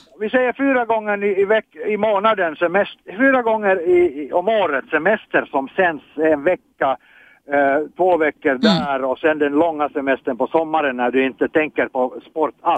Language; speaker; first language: Swedish; non-native, fluent; Finnish